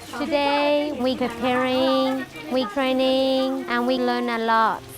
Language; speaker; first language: English; non-native, local second language; Hmong